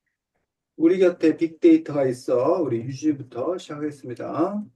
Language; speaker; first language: Korean; native; Korean